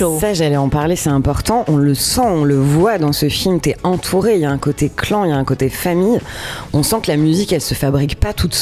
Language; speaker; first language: French; native; French